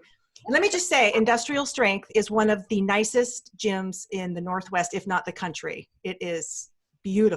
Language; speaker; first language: English; native; English